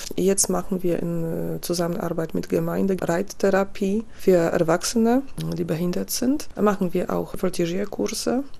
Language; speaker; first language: German; non-native, fluent; Polish